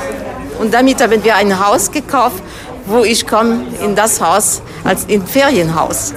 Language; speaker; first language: German; non-native, fluent; Turkish